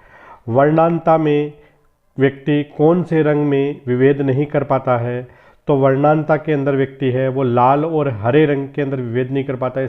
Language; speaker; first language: Hindi; native; Hindi